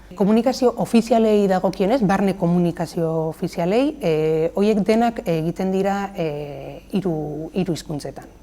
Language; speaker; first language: Basque; native; Basque